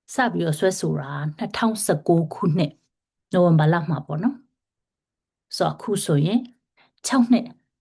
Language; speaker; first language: Burmese; non-native, local second language; Rohingya